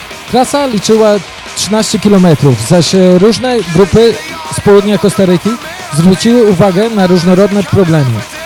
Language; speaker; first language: Polish; native; Polish